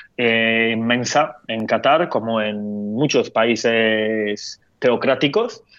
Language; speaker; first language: Spanish; non-native, fluent; Turkish